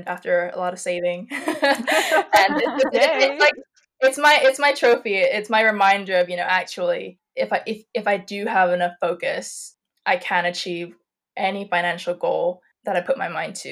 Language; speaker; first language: English; native; English